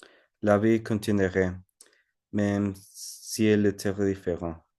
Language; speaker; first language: French; non-native, learner; Spanish